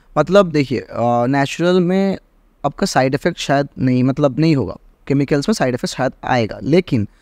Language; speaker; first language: Hindi; native; Hindi